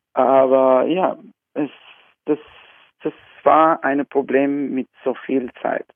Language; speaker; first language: German; non-native, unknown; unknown